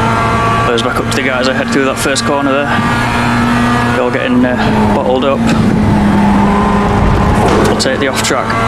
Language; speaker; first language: English; native; English